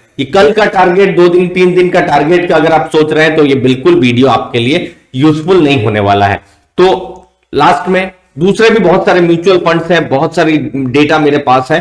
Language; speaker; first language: Hindi; native; Hindi